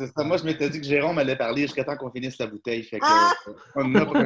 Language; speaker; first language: French; native; French